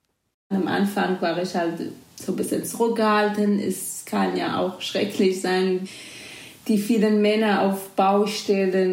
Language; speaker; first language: German; non-native, fluent; Kurdish